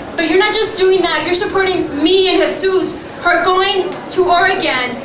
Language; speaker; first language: English; native; English